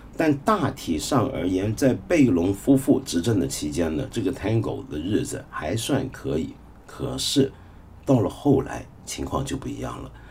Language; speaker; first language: Chinese; native; Chinese